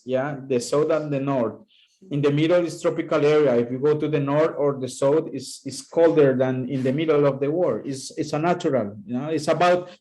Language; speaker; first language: English; non-native, learner; Spanish